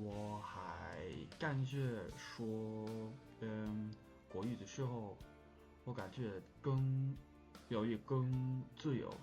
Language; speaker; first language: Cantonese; non-native, learner; English